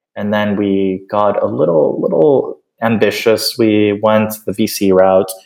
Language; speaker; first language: English; early bilingual, other home language; Spanish